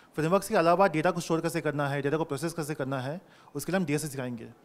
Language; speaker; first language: Hindi; non-native, local second language; Telugu